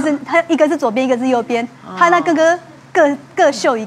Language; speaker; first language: Chinese; native; Chinese